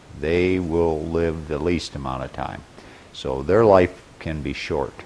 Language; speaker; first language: English; native; English